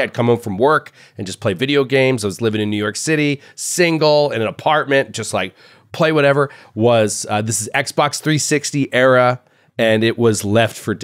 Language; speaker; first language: English; native; English